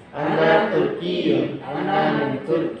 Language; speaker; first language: Arabic; non-native, learner; Indonesian